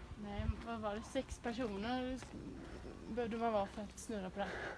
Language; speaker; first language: Swedish; native; Swedish